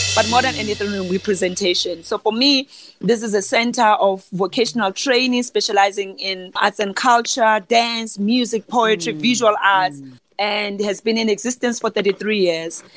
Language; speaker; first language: English; non-native, local second language; Southern Sotho